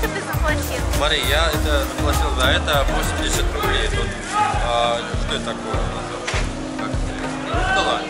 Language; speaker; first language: Russian; native; Russian